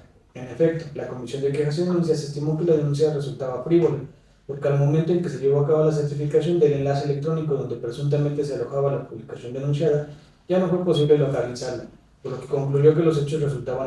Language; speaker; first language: Spanish; native; Spanish